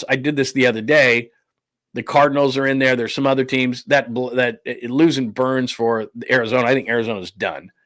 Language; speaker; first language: English; native; English